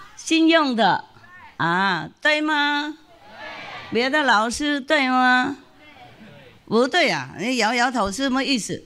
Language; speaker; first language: Chinese; non-native, fluent; Vietnamese